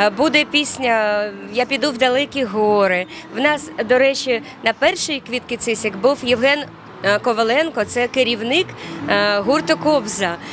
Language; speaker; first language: Ukrainian; non-native, local second language; Russian